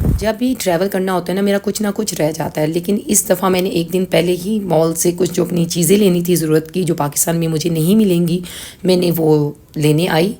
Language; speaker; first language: Urdu; native; Urdu